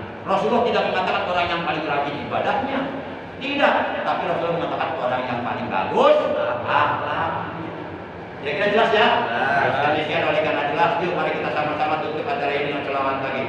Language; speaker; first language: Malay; non-native, local second language; Javanese